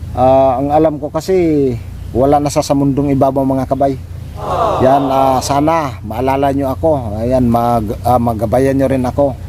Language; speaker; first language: Filipino; non-native, local second language; Cebuano